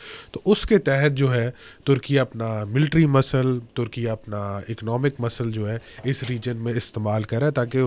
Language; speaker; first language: Urdu; native; Urdu